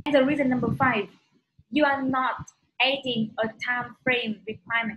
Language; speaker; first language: English; non-native, fluent; Vietnamese